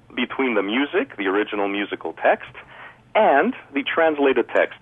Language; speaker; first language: English; early bilingual, other home language; Greek